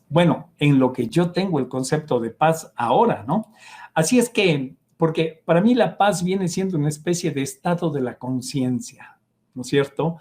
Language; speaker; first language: Spanish; native; Spanish